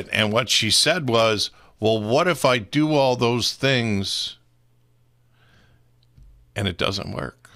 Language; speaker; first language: English; native; English